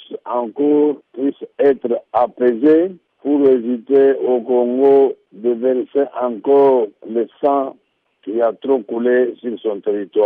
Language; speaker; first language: French; non-native, local second language; Lingala